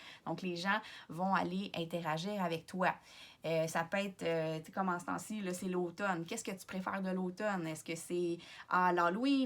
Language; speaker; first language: French; native; French